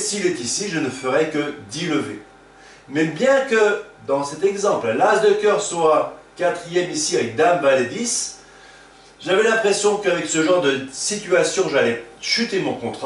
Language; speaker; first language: French; native; French